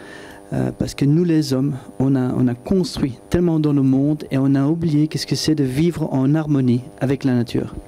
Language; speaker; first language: French; non-native, local second language; Dutch